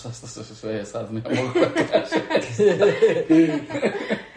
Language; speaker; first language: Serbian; early bilingual, heritage; Spanish